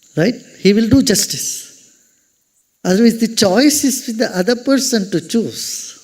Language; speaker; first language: English; non-native, local second language; Hindi